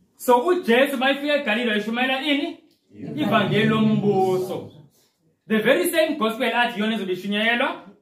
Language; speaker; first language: Zulu; non-native, local second language; Xhosa